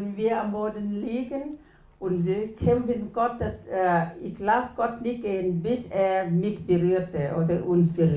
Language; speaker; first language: German; non-native, learner; Thai